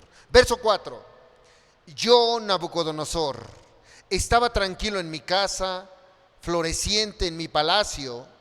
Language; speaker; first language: Spanish; native; Spanish